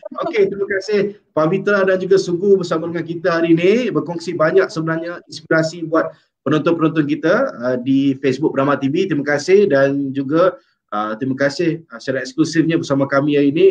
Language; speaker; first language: Malay; native; Malay